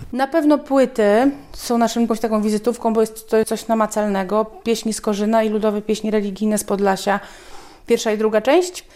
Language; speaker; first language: Polish; native; Polish